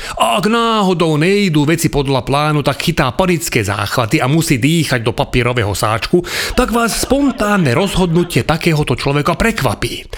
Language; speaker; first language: Slovak; non-native, local second language; Hungarian